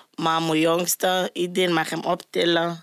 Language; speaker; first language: Dutch; non-native, fluent; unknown